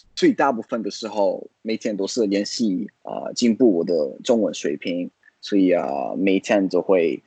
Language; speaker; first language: Chinese; non-native, fluent; Italian